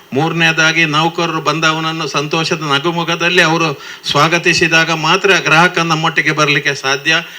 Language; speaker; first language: Kannada; native; Kannada